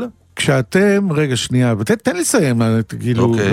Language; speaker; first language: Hebrew; native; Hebrew